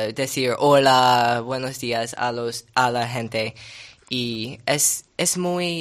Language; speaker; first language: Spanish; non-native, learner; English